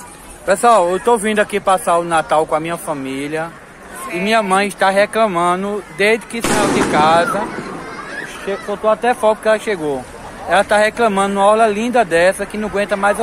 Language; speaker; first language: Portuguese; native; Portuguese